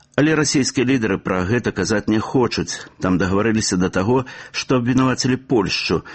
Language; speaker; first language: Belarusian; native; Belarusian